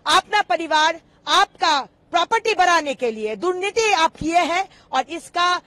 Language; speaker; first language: Hindi; non-native, local second language; Bangla